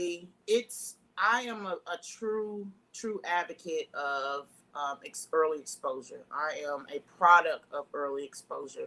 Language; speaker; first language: English; native; English